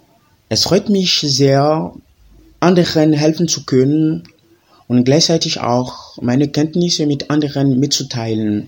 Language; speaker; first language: German; non-native, fluent; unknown